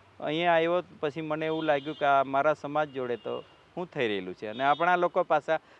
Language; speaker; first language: Gujarati; non-native, local second language; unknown